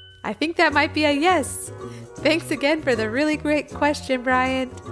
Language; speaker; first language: English; native; English